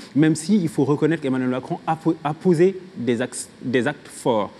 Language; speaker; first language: French; non-native, local second language; Wolof